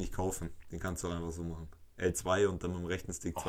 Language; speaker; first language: German; native; German